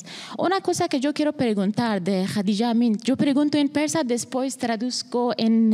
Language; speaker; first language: Spanish; non-native, learner; Persian